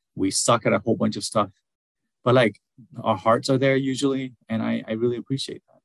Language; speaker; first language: English; early bilingual, other home language; Vietnamese